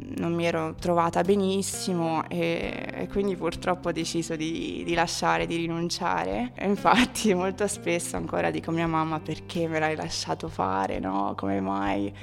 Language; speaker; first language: Italian; non-native, fluent; English